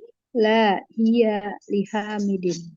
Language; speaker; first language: Arabic; non-native, learner; Indonesian